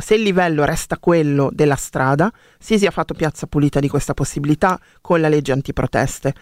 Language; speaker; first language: Italian; native; Italian